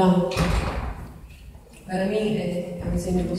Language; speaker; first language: Portuguese; non-native, learner; Italian